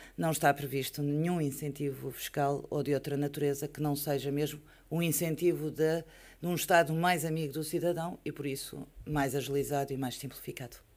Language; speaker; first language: Portuguese; native; Portuguese